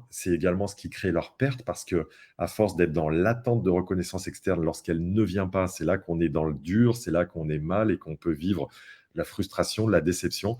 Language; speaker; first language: French; native; French